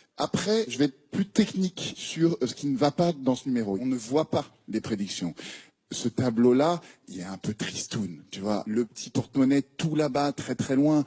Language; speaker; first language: French; native; French